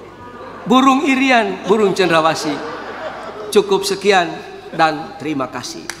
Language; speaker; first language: Indonesian; native; Indonesian